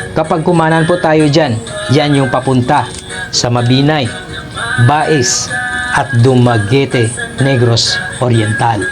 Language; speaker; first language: Filipino; non-native, local second language; Hiligaynon